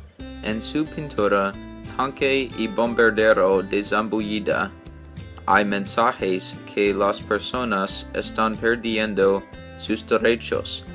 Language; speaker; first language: Spanish; non-native, learner; English